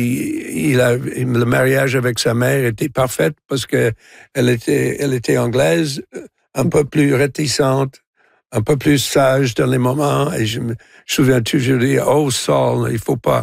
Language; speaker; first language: French; non-native, fluent; English